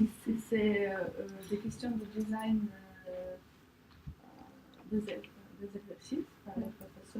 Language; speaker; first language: French; non-native, fluent; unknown